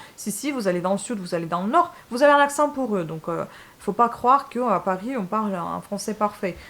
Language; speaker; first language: French; non-native, fluent; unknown